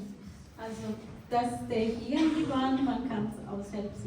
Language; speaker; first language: German; non-native, fluent; Portuguese